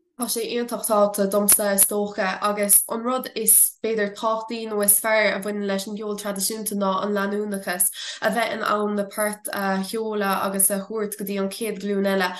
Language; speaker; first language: Irish; non-native, local second language; English